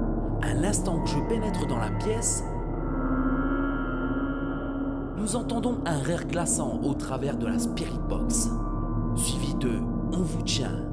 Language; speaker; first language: French; native; French